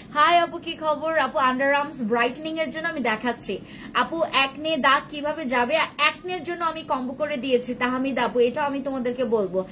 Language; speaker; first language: Bangla; native; Bangla